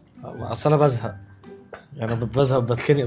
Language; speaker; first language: Arabic; native; Arabic